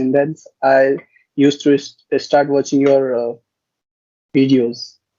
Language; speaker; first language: English; non-native, learner; Hindi